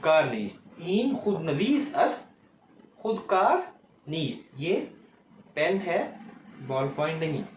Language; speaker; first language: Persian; non-native, fluent; Urdu